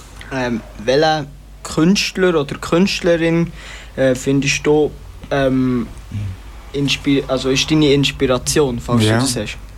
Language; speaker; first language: German; native; German